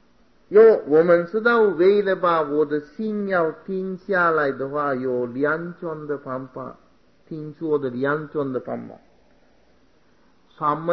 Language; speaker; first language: Chinese; non-native, fluent; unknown